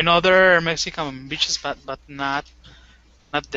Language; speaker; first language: English; non-native, fluent; Spanish